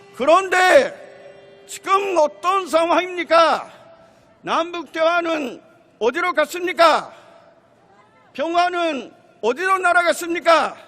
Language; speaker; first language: Korean; non-native, fluent; Japanese